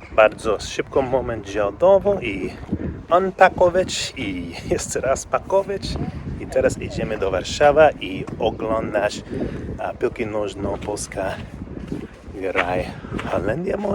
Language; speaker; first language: Polish; non-native, learner; English